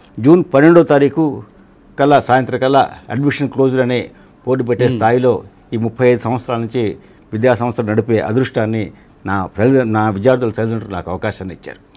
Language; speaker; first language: Telugu; non-native, local second language; Malayalam